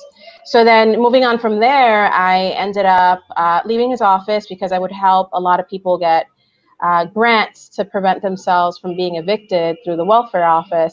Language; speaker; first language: English; early bilingual, other home language; Spanish